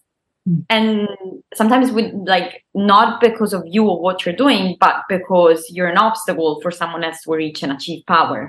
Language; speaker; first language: English; non-native, fluent; Italian